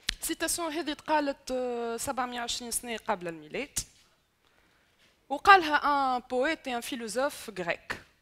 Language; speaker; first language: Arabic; native; Arabic